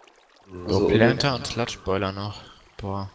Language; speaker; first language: German; native; German